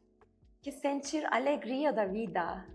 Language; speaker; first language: Portuguese; non-native, learner; Turkish